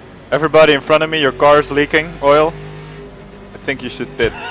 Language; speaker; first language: English; non-native, fluent; Dutch